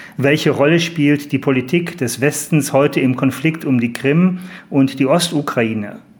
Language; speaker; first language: German; native; German